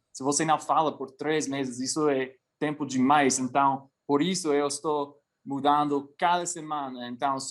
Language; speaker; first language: Portuguese; non-native, fluent; English